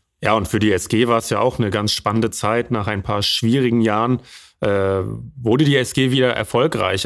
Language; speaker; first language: German; native; German